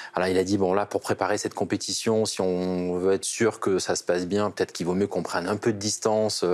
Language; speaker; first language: French; native; French